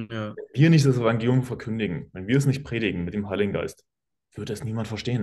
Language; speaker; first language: German; native; German